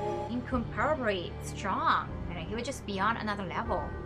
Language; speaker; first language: English; non-native, fluent; Japanese